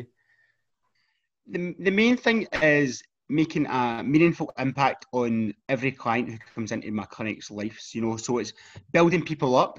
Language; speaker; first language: English; native; English